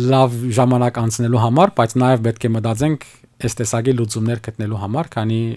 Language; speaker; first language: Armenian; early bilingual, heritage; Armenian